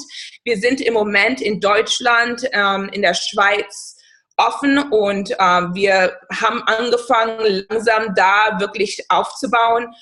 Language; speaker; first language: German; non-native, fluent; English